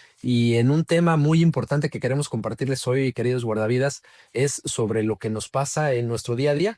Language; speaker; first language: Spanish; native; Spanish